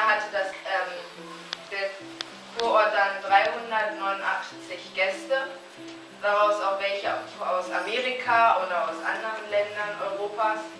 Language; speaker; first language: German; native; German